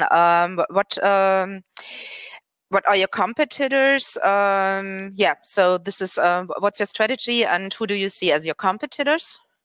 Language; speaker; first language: English; non-native, fluent; German